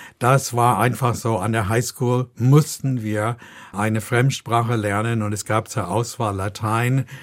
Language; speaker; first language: German; non-native, fluent; English